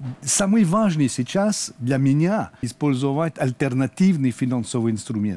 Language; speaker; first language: Russian; non-native, learner; French